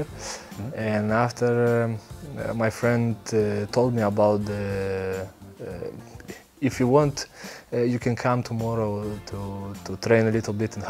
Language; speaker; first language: English; non-native, learner; Belarusian